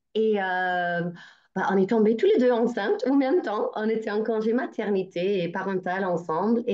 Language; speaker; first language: French; non-native, fluent; English